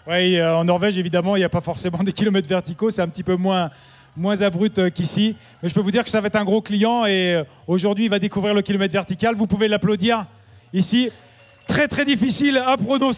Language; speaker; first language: French; native; French